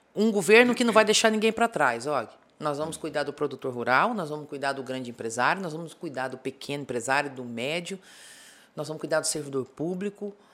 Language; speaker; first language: Portuguese; native; Portuguese